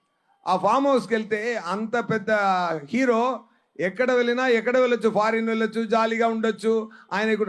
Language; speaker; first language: Telugu; non-native, fluent; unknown